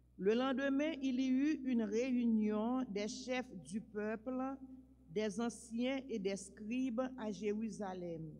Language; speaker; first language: French; non-native, local second language; Haitian Creole